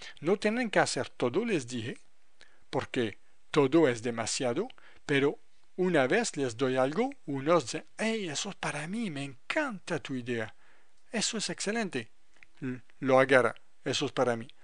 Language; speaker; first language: Spanish; non-native, fluent; French